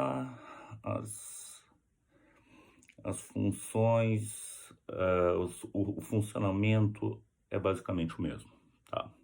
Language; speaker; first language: Portuguese; native; Portuguese